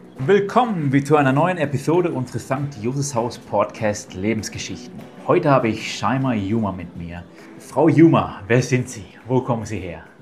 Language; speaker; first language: German; native; German